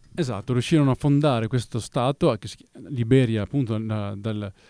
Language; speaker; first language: Italian; native; Italian